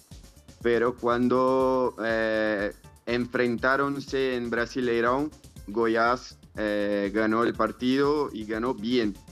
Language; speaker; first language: Spanish; non-native, fluent; Portuguese